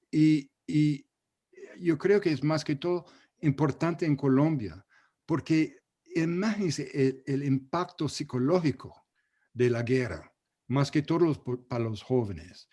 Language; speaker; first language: Spanish; non-native, fluent; English